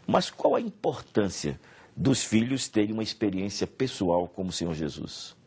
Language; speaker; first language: Portuguese; native; Portuguese